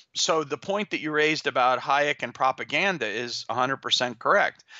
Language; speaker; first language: English; native; English